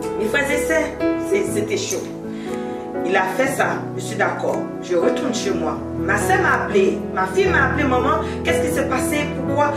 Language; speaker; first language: French; non-native, local second language; Haitian Creole